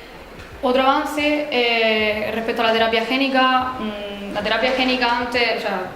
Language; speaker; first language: Spanish; native; Spanish